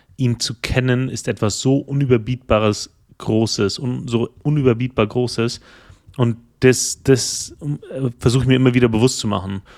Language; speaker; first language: German; native; German